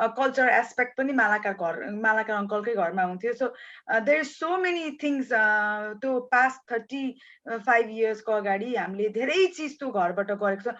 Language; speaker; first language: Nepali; early bilingual, heritage; Nepali